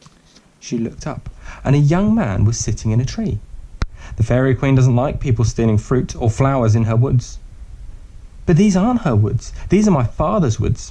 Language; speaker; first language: English; native; English